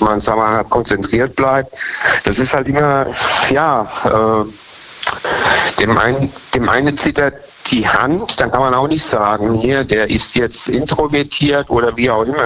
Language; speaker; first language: German; native; German